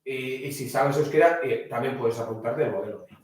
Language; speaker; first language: Spanish; native; Spanish